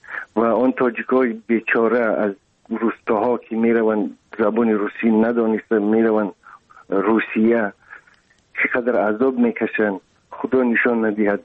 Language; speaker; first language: Persian; non-native, local second language; Russian